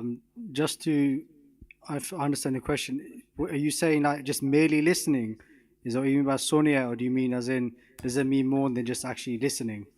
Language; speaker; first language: English; non-native, local second language; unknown